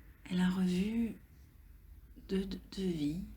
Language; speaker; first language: French; native; French